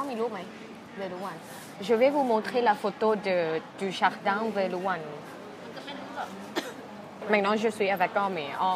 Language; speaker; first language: French; non-native, fluent; Thai